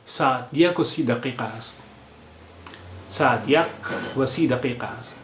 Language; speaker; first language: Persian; non-native, fluent; Hindi